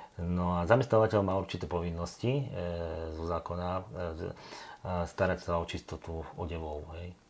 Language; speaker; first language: Slovak; native; Slovak